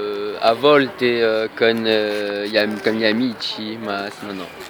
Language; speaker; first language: Italian; non-native, learner; French